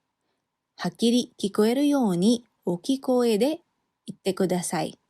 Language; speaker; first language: Japanese; non-native, fluent; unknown